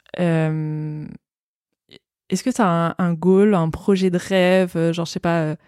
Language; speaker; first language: French; native; French